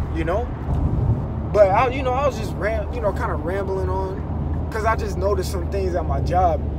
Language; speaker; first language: English; native; English